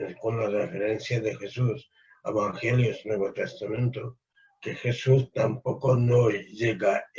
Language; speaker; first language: Spanish; non-native, fluent; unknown